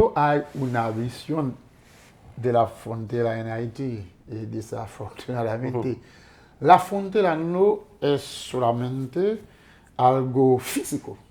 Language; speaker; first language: Spanish; non-native, fluent; Haitian Creole